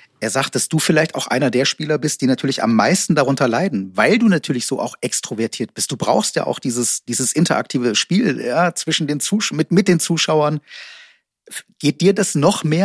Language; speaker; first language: German; native; German